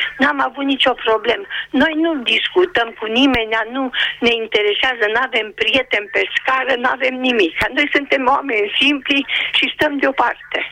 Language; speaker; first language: Romanian; native; Romanian